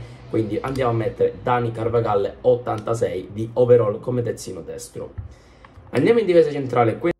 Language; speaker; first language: Italian; native; Italian